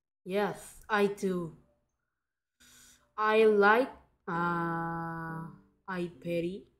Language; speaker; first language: English; non-native, learner; Korean